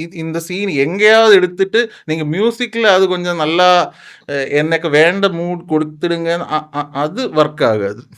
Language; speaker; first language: Tamil; non-native, fluent; Malayalam